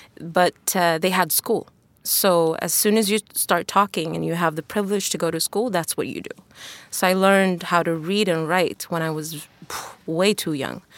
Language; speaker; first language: English; non-native, fluent; Wolof